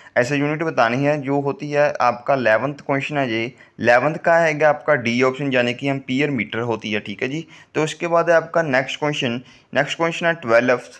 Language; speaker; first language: Hindi; non-native, local second language; Punjabi